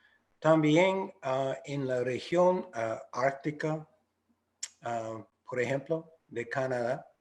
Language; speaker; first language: Spanish; non-native, fluent; English